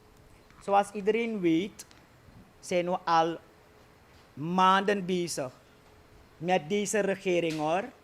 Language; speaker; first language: Dutch; native; Dutch